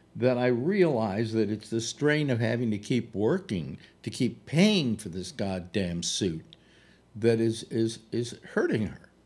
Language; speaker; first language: English; native; English